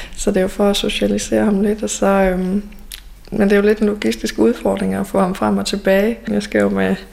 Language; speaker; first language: Danish; native; Danish